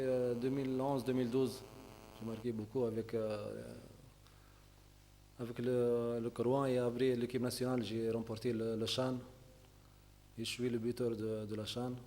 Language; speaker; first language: French; non-native, local second language; Arabic